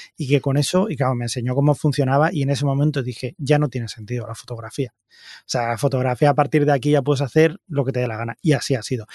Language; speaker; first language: Spanish; native; Spanish